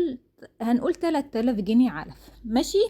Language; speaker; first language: Arabic; native; Arabic